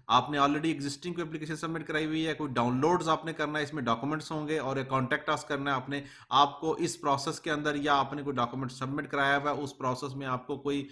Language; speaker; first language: Urdu; native; Urdu